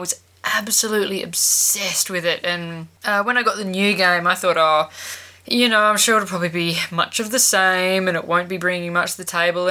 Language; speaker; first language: English; native; English